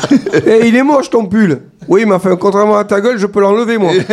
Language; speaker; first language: French; native; French